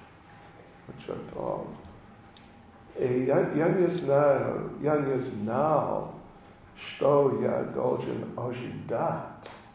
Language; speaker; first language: Russian; non-native, learner; English